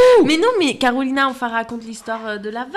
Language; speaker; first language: French; native; French